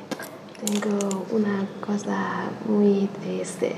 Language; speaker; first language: Spanish; non-native, learner; Chinese